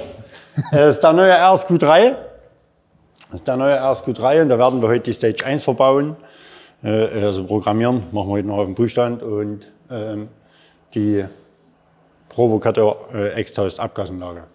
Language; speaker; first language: German; native; German